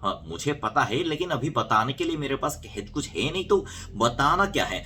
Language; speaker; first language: Hindi; non-native, fluent; Korean